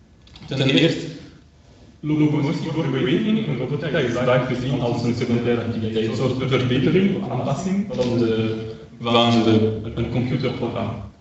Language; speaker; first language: Dutch; non-native, local second language; French